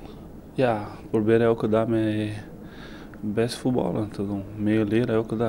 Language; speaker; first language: Dutch; non-native, learner; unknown